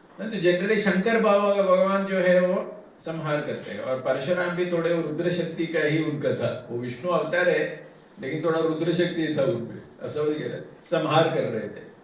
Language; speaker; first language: Hindi; non-native, local second language; Tamil